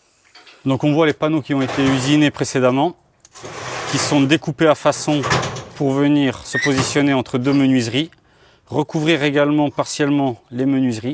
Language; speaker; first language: French; native; French